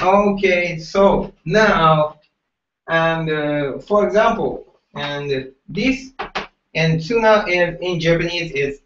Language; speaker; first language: English; non-native, learner; Japanese